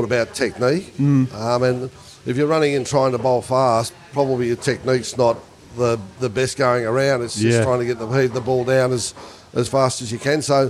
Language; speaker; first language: English; native; English